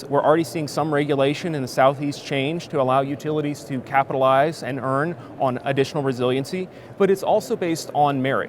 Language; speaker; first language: English; native; English